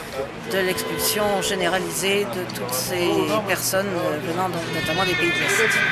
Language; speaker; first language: French; native; French